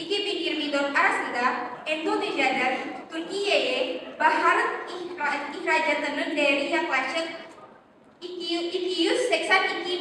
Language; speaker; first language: Turkish; non-native, learner; Indonesian